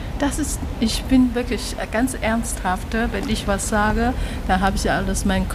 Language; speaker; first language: German; non-native, learner; Chinese